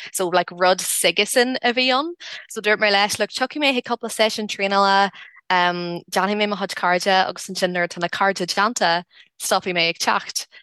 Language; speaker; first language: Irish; non-native, local second language; English